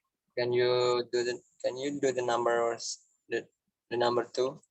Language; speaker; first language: English; non-native, fluent; Indonesian